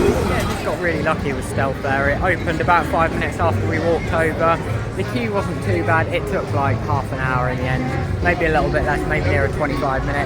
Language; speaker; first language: English; native; English